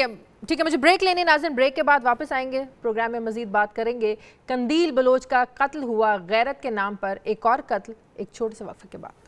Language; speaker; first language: Urdu; native; Urdu